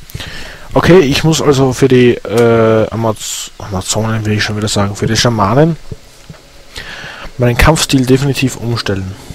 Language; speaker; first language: German; native; German